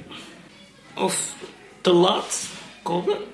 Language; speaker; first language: Dutch; non-native, learner; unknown